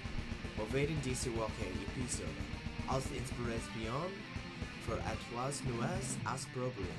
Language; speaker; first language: German; non-native, learner; English